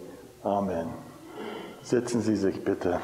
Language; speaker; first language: German; non-native, fluent; English